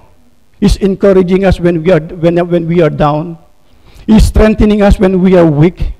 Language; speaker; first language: English; non-native, local second language; Filipino